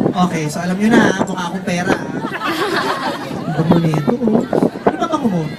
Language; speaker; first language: Filipino; native; Filipino